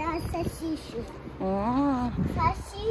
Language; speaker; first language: Russian; early bilingual, other home language; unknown